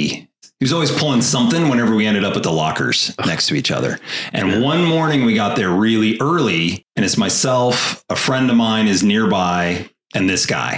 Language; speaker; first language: English; native; English